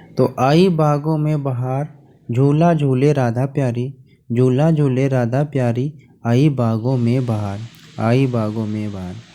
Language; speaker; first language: Hindi; native; Hindi